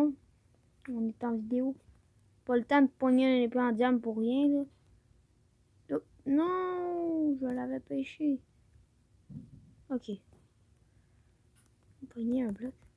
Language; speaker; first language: French; native; French